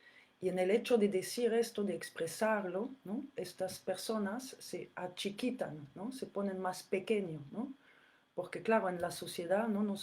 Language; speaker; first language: Spanish; non-native, fluent; French